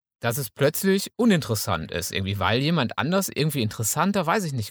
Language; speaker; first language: German; native; German